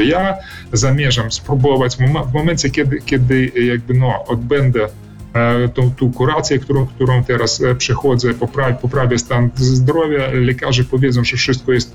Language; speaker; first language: Polish; early bilingual, heritage; Polish